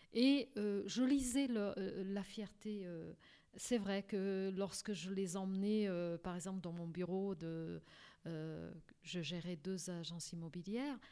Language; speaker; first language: French; early bilingual, other home language; Portuguese